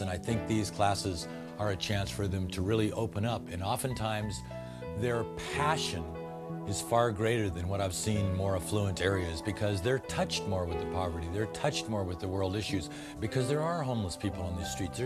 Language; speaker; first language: English; native; English